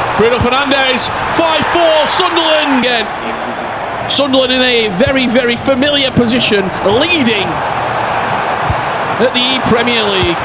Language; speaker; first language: English; native; English